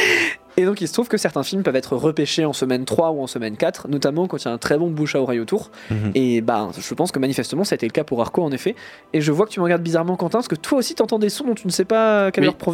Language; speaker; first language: French; native; French